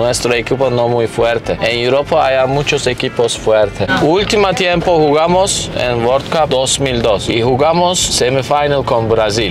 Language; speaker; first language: Spanish; non-native, learner; Turkish